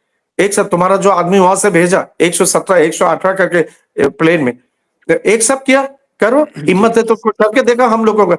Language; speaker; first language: Hindi; non-native, learner; Bangla